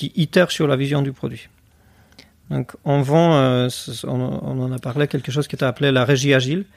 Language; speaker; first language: French; non-native, fluent; Polish